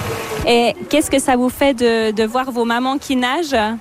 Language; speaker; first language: French; native; French